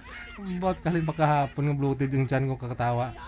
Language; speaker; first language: Filipino; native; Filipino